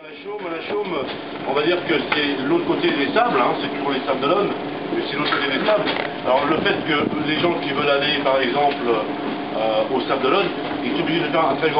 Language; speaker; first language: French; native; French